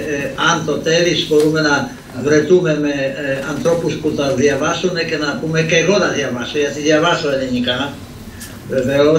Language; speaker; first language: Greek; non-native, fluent; Polish